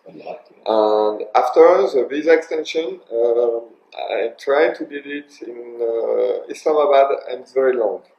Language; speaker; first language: English; non-native, learner; French